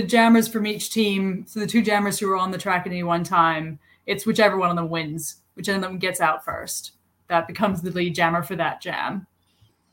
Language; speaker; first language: English; non-native, local second language; Cantonese